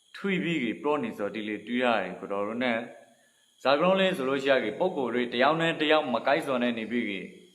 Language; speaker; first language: Burmese; native; Burmese